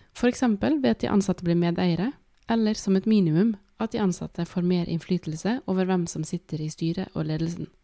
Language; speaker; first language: Norwegian; native; Norwegian